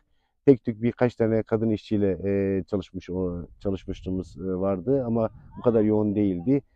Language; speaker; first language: Turkish; native; Turkish